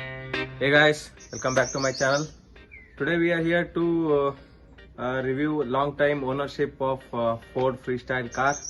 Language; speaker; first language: English; non-native, local second language; Kannada